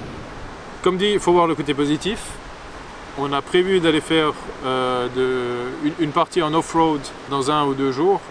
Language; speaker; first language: French; native; French